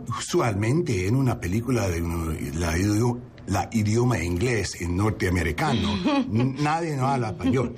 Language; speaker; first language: Spanish; early bilingual, heritage; English